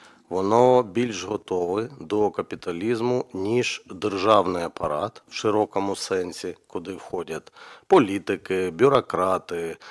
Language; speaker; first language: Ukrainian; native; Ukrainian